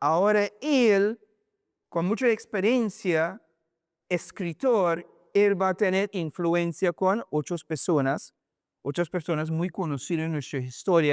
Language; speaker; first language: Spanish; non-native, learner; English